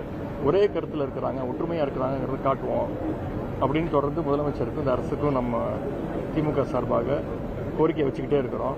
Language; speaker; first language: Tamil; native; Tamil